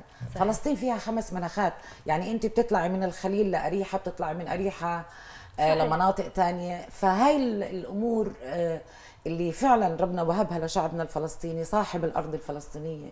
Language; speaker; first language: Arabic; native; Arabic